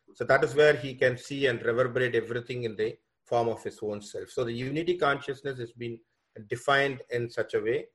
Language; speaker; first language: English; non-native, local second language; Tamil